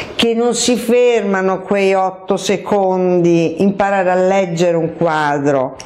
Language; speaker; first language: Italian; native; Italian